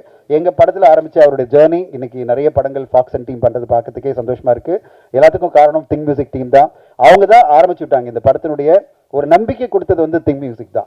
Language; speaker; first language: Tamil; native; Tamil